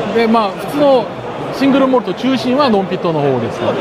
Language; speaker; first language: Japanese; non-native, fluent; Korean